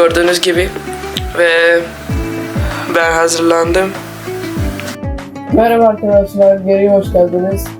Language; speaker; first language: Turkish; non-native, fluent; Urdu